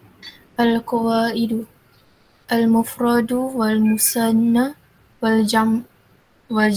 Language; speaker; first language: Arabic; non-native, learner; Malay